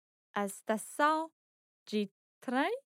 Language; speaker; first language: Portuguese; non-native, learner; English